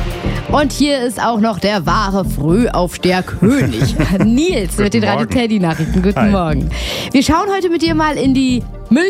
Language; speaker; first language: German; native; German